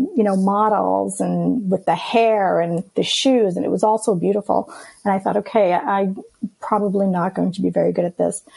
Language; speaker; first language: English; early bilingual, other home language; Greek